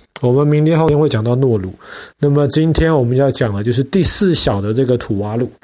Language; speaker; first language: Chinese; native; Chinese